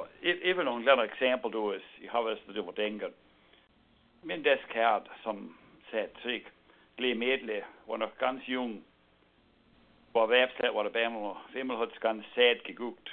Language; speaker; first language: German; early bilingual, heritage; Pennsylvania German